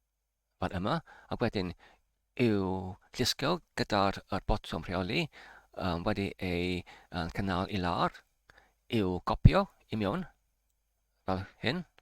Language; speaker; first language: Welsh; non-native, learner; Polish